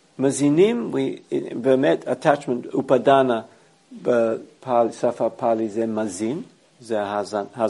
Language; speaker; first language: Hebrew; non-native, fluent; English